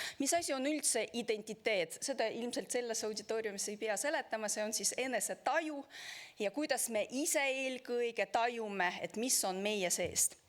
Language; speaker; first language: Estonian; non-native, local second language; Russian